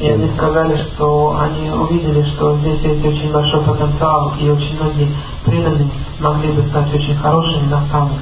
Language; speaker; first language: Russian; native; Russian